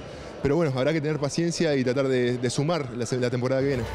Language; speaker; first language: Spanish; native; Spanish